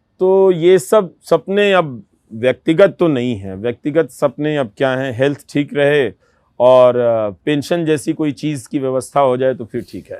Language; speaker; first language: Hindi; non-native, local second language; Bhojpuri